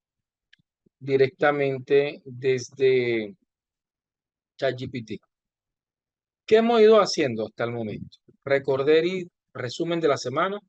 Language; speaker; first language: Spanish; native; Spanish